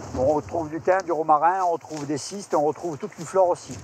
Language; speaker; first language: French; native; French